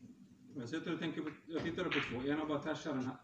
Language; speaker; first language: Swedish; early bilingual, other home language; Turkish